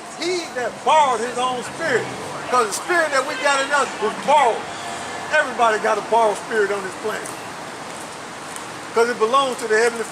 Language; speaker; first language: English; native; English